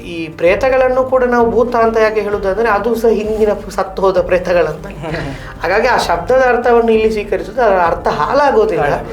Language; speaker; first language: Kannada; non-native, local second language; Tulu